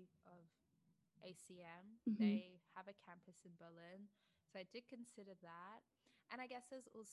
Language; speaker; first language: English; native; English